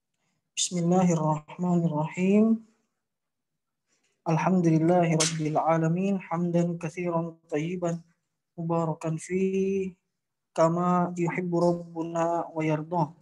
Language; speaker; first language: Arabic; non-native, fluent; Indonesian